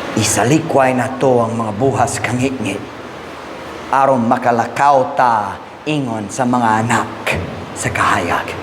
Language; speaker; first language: Cebuano; non-native, fluent; English